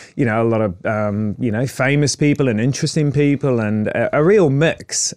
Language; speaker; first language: English; native; English